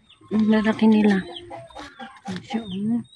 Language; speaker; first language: Filipino; non-native, local second language; Iloko